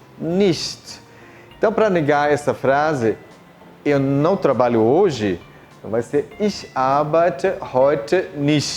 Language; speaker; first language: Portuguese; non-native, fluent; German